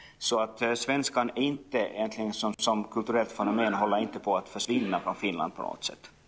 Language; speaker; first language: Swedish; native; Swedish